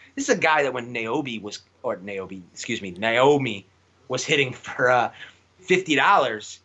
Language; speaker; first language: English; native; English